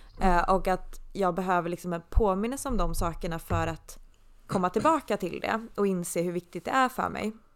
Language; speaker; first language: Swedish; native; Swedish